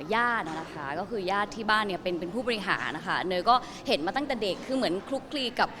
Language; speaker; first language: Thai; native; Thai